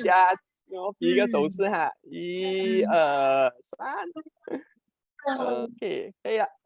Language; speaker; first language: Chinese; native; Chinese